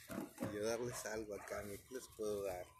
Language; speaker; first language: Spanish; native; Spanish